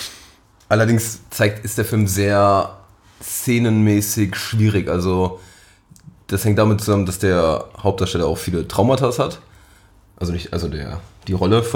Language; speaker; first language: German; native; German